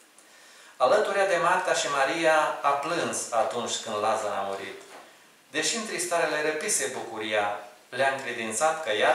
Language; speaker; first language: Romanian; native; Romanian